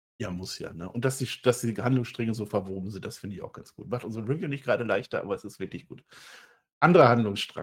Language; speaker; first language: German; native; German